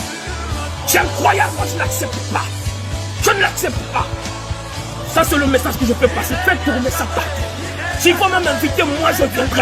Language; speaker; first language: French; non-native, local second language; Lingala